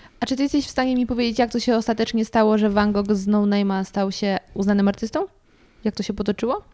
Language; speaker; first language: Polish; native; Polish